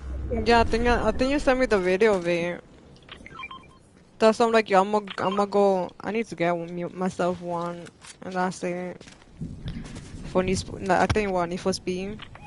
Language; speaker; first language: English; early bilingual, other home language; Spanish